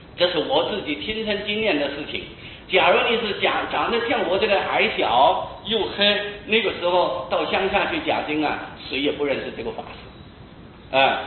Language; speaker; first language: Chinese; non-native, local second language; Hakka Chinese